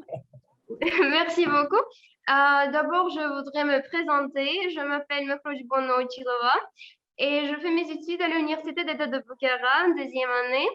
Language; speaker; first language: French; non-native, learner; Uzbek